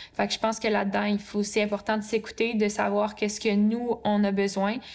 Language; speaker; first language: French; native; French